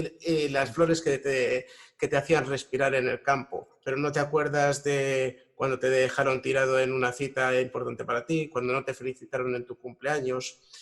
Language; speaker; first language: Spanish; native; Spanish